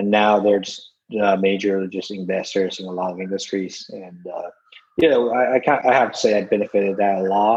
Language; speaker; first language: English; non-native, fluent; Chinese